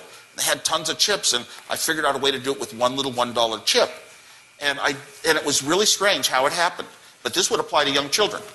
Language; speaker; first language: English; native; English